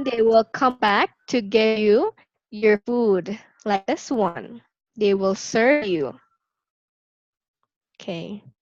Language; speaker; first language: English; non-native, local second language; Filipino